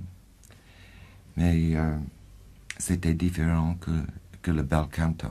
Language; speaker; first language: French; non-native, fluent; English